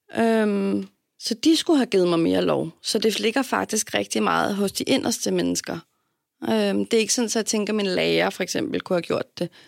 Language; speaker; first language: Danish; native; Danish